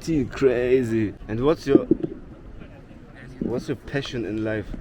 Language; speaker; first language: English; non-native, fluent; German